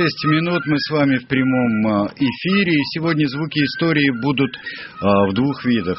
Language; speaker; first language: Russian; native; Russian